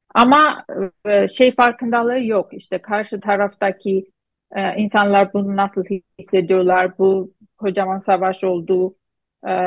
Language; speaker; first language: Turkish; non-native, fluent; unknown